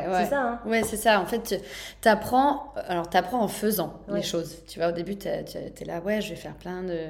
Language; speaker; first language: French; native; French